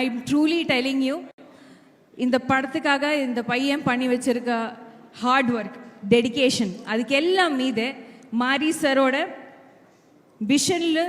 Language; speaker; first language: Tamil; non-native, fluent; Malayalam